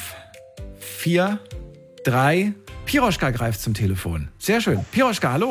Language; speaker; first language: German; native; German